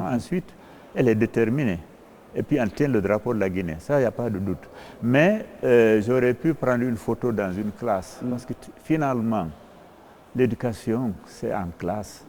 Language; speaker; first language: French; non-native, local second language; Fula